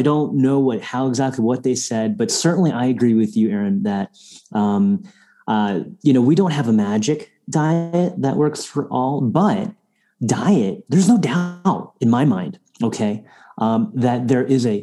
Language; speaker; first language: English; non-native, local second language; Bangla